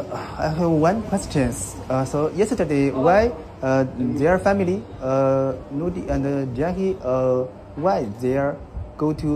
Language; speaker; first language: English; non-native, learner; Chinese